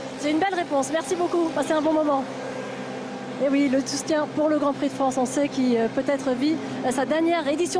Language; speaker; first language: French; native; French